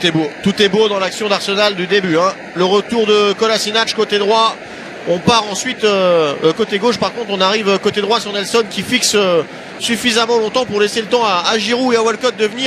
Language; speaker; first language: French; native; French